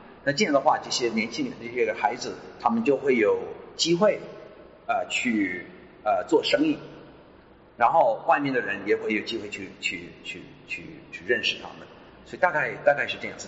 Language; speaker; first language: Chinese; non-native, fluent; English